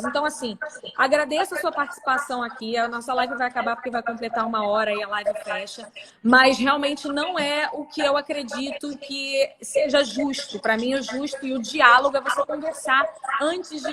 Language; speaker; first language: Portuguese; native; Portuguese